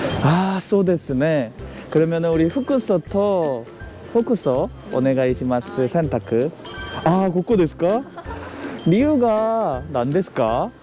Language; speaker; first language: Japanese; non-native, learner; Korean